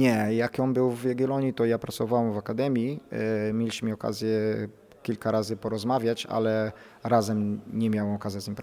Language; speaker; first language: Polish; non-native, fluent; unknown